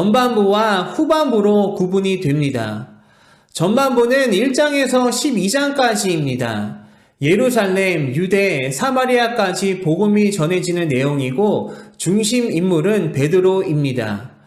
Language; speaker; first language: Korean; native; Korean